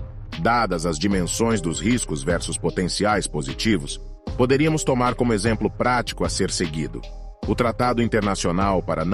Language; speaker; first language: Portuguese; native; Portuguese